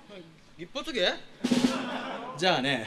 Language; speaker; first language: Japanese; native; Japanese